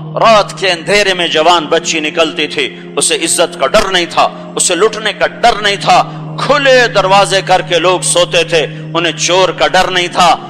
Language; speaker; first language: Urdu; non-native, local second language; Punjabi